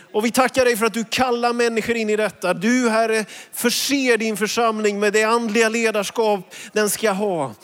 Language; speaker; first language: Swedish; native; Swedish